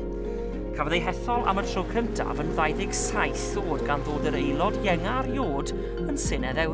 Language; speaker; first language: Welsh; native; Welsh